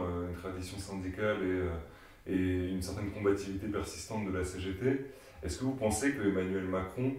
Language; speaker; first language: French; native; French